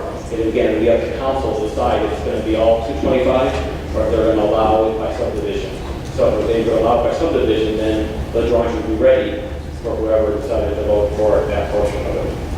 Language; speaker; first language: English; native; English